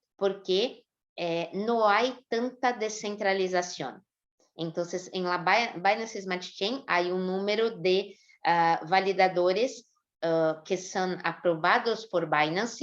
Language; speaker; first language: Spanish; non-native, fluent; Portuguese